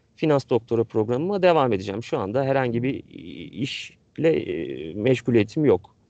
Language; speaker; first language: Turkish; native; Turkish